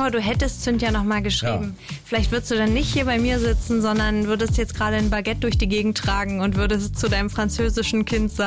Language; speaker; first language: German; native; German